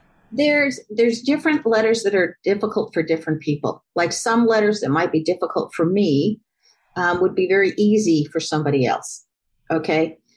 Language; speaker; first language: English; native; English